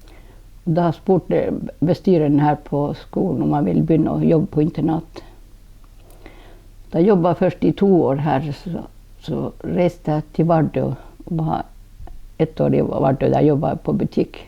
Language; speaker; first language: Norwegian; non-native, local second language; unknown